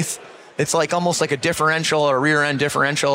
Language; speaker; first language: English; native; English